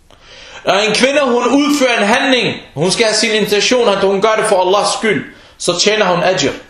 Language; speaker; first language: Danish; early bilingual, other home language; Arabic